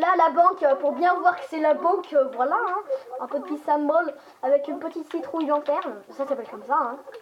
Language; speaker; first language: French; native; French